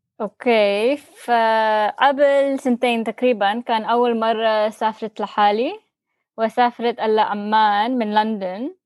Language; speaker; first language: Arabic; non-native, learner; English